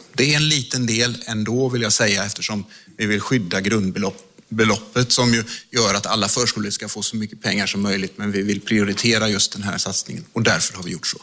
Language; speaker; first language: Swedish; native; Swedish